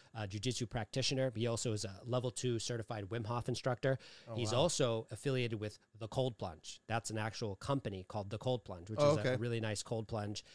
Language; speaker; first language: English; native; English